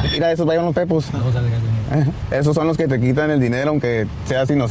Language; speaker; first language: Spanish; native; Spanish